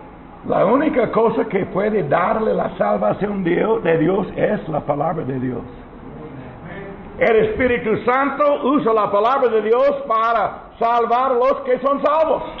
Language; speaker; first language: Spanish; non-native, learner; English